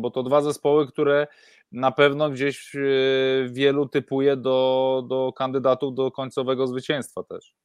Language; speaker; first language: Polish; native; Polish